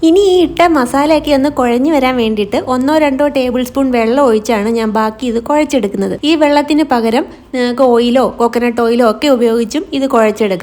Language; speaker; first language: Malayalam; native; Malayalam